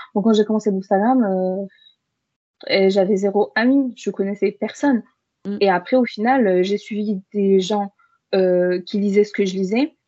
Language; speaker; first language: French; early bilingual, other home language; Arabic